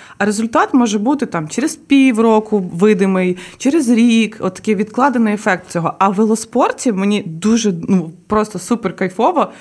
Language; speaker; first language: Ukrainian; non-native, local second language; Russian